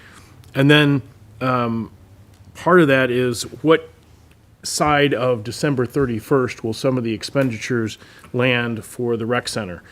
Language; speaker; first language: English; native; English